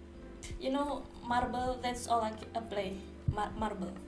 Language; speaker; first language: English; non-native, learner; Indonesian